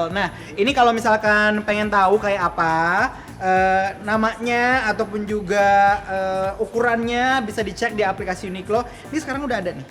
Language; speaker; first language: Indonesian; native; Indonesian